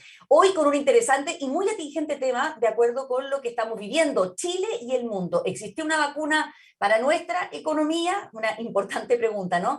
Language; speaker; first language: Spanish; native; Spanish